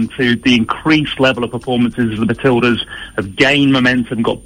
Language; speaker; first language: English; native; English